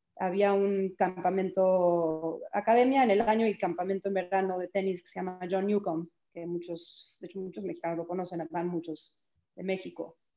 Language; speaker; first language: Spanish; early bilingual, heritage; Spanish